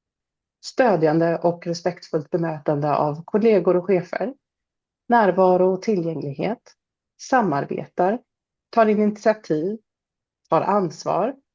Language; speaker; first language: Swedish; native; Swedish